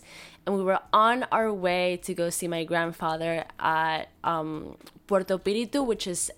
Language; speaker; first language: English; non-native, fluent; Spanish